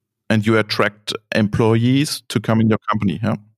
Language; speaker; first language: English; non-native, fluent; German